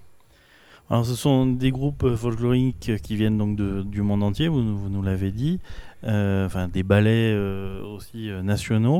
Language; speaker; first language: French; native; French